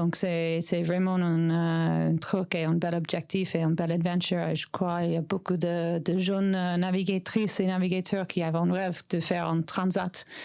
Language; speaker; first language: French; non-native, learner; English